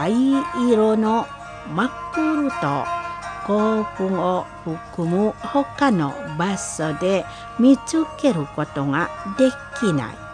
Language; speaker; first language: Japanese; non-native, fluent; Indonesian